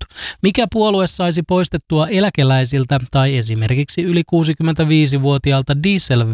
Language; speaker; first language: Finnish; native; Finnish